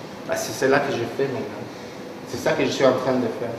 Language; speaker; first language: French; non-native, fluent; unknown